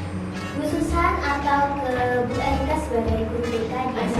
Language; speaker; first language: Indonesian; native; Indonesian